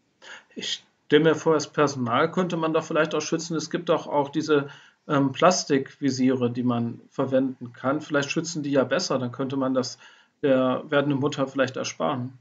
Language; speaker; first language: German; native; German